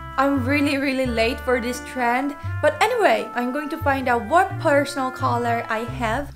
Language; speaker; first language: English; non-native, fluent; Korean